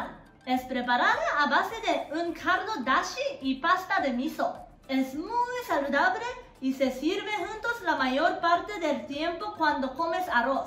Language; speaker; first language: Spanish; non-native, fluent; Japanese